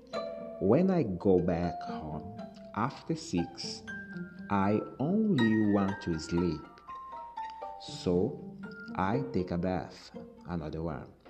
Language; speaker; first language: English; non-native, learner; Portuguese